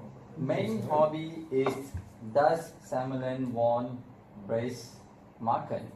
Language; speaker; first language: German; non-native, learner; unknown